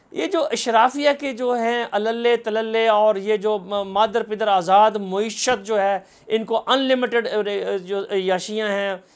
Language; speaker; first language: Urdu; non-native, local second language; Punjabi